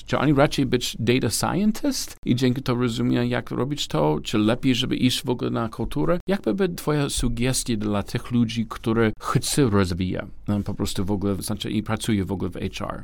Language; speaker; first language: Polish; non-native, learner; English